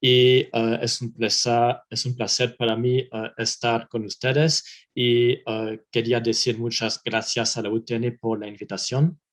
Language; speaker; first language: Spanish; non-native, fluent; French